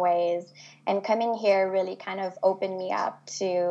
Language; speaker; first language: English; non-native, fluent; French